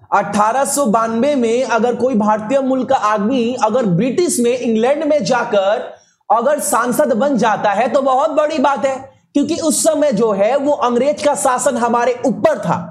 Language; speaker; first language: Hindi; native; Hindi